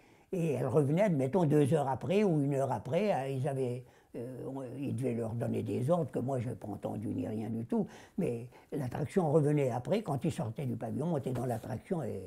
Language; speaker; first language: French; native; French